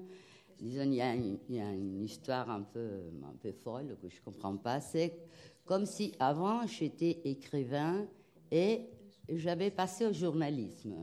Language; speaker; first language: French; non-native, fluent; Spanish